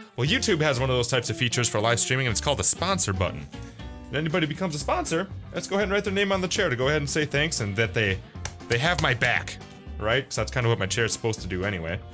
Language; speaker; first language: English; native; English